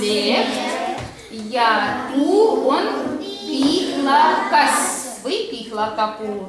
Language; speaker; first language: Estonian; non-native, local second language; Russian